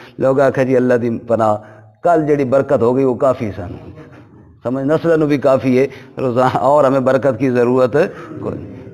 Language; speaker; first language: Urdu; non-native, local second language; Punjabi